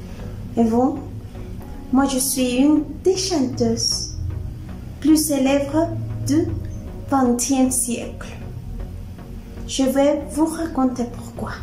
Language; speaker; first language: French; non-native, fluent; Spanish